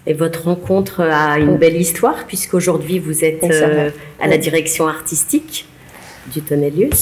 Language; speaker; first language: French; native; French